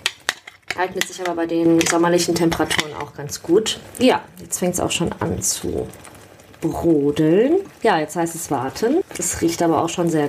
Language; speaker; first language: German; native; German